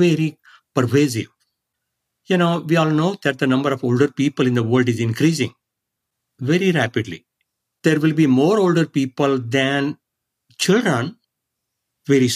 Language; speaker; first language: English; non-native, local second language; Marathi